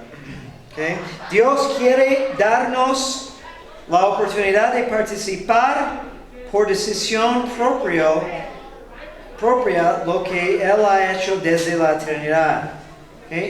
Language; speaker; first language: Spanish; non-native, fluent; English